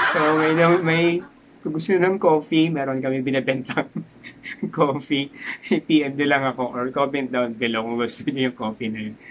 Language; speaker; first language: Filipino; non-native, local second language; Cebuano